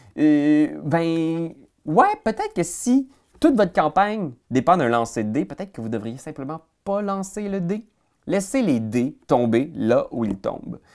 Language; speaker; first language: French; native; French